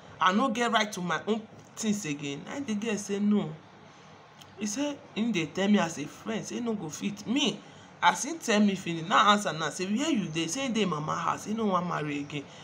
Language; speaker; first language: Nigerian Pidgin; non-native, local second language; Igbo